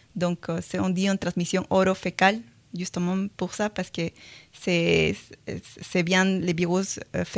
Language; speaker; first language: French; non-native, fluent; Spanish